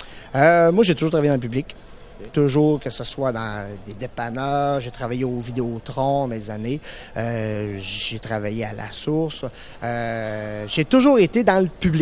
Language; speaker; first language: French; native; French